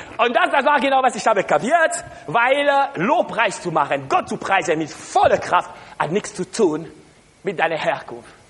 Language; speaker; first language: German; non-native, learner; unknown